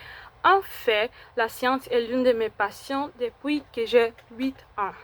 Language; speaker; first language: French; non-native, fluent; Spanish